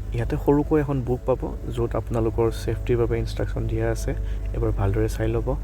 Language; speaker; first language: Assamese; native; Assamese